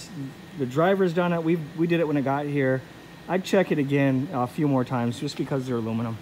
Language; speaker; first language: English; native; English